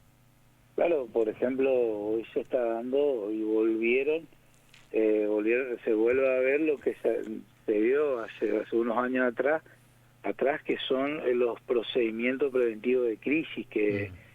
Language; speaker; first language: Spanish; native; Spanish